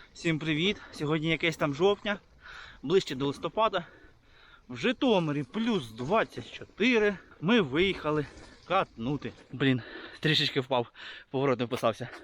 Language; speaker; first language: Ukrainian; native; Ukrainian